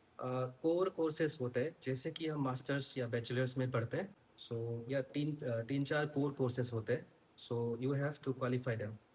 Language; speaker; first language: Hindi; non-native, local second language; Assamese